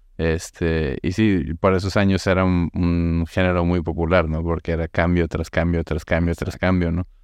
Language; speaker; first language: Spanish; native; Spanish